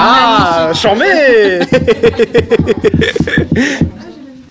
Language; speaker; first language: French; native; French